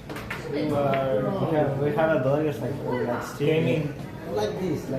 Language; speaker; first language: English; non-native, learner; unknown